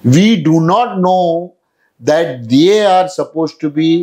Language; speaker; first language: Hindi; non-native, local second language; Urdu